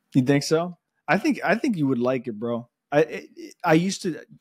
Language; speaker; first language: English; early bilingual, other home language; Spanish